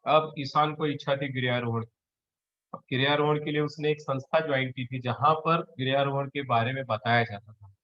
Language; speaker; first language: Hindi; non-native, local second language; Marathi